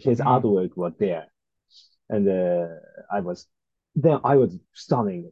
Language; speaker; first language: English; non-native, learner; Japanese